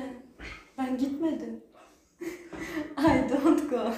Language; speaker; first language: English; non-native, learner; Turkish